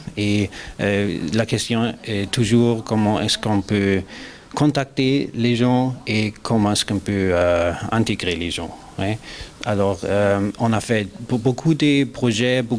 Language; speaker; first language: French; non-native, learner; German